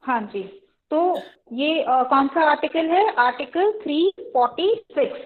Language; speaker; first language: Hindi; non-native, local second language; Punjabi